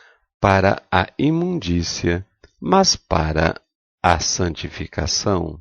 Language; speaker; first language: Portuguese; native; Portuguese